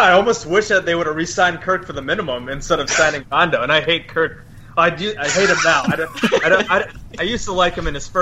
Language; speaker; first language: English; native; English